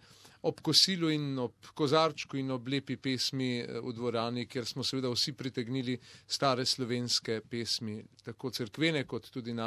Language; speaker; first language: Slovenian; native; Slovenian